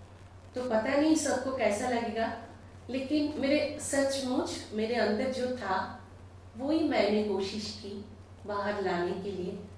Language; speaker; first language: Hindi; non-native, local second language; Bangla